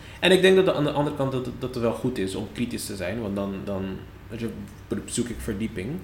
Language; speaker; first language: Dutch; non-native, local second language; Papiamento